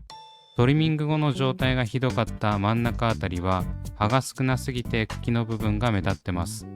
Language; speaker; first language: Japanese; native; Japanese